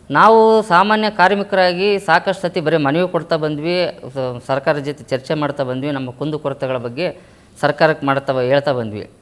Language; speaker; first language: Kannada; native; Kannada